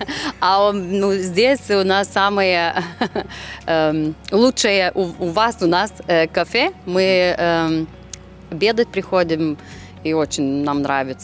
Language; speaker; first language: Russian; non-native, fluent; Lithuanian